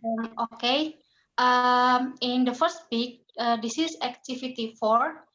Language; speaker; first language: English; non-native, learner; Indonesian